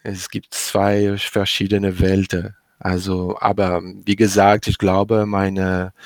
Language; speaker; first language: German; non-native, learner; French